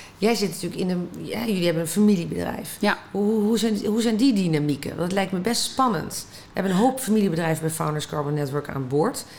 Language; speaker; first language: Dutch; native; Dutch